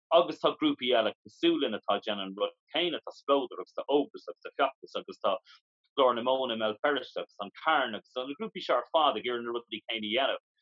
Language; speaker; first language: Irish; non-native, local second language; English